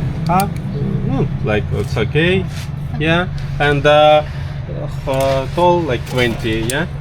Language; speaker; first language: English; non-native, learner; Russian